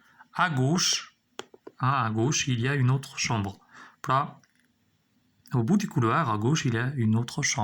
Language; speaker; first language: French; non-native, fluent; Albanian